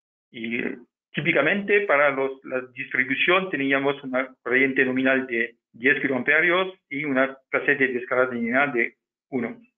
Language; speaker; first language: Spanish; non-native, fluent; French